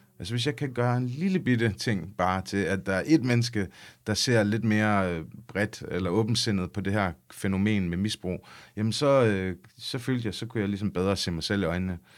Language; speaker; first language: Danish; early bilingual, other home language; English